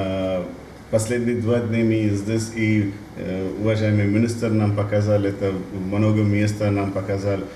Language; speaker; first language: Russian; non-native, fluent; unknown